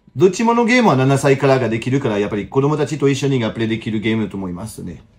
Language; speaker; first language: Japanese; non-native, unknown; French